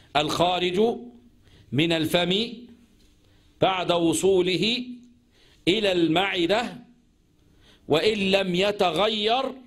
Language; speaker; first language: Arabic; native; Arabic